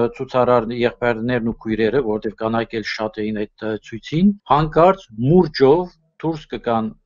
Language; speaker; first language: Armenian; early bilingual, heritage; Armenian